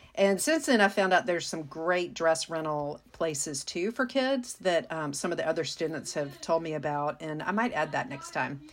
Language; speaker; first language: English; native; English